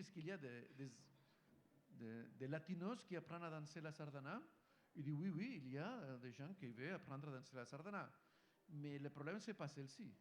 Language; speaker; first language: French; non-native, fluent; Spanish